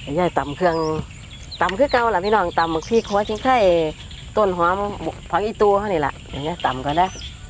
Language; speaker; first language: Thai; native; Thai